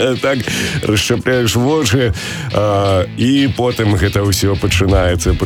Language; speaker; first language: Belarusian; non-native, local second language; Russian